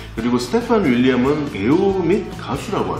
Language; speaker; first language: Korean; native; Korean